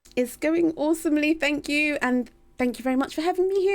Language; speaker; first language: English; native; English